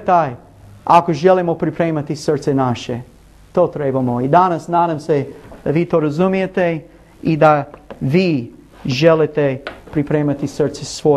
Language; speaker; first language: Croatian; non-native, learner; English